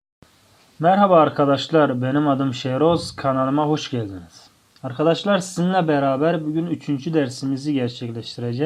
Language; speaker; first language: Turkish; non-native, fluent; Tajik